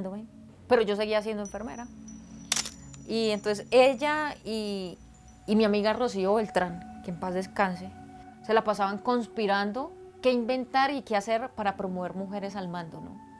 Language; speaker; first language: Spanish; native; Spanish